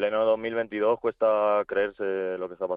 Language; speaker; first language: Spanish; early bilingual, other home language; Ukrainian